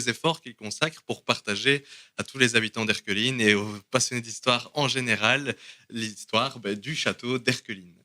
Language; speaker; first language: French; native; French